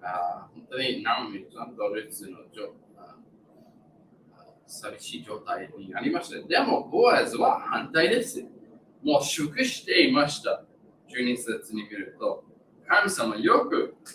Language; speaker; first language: Japanese; non-native, learner; English